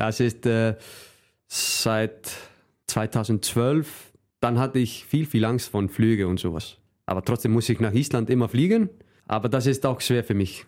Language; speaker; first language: German; non-native, fluent; Icelandic